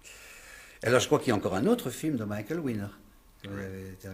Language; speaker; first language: French; native; French